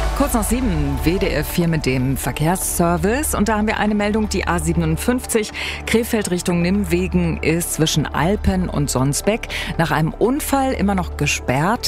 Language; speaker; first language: German; native; German